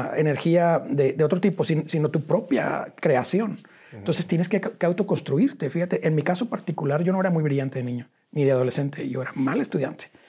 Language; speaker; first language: Spanish; native; Spanish